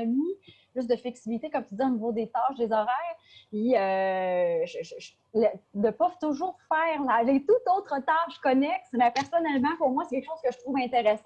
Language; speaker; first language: French; native; French